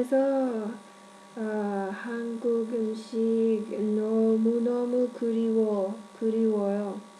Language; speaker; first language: Korean; non-native, learner; Cantonese